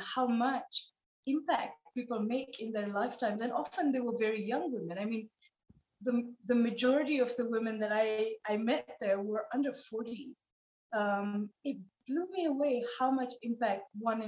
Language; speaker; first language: English; non-native, local second language; Nepali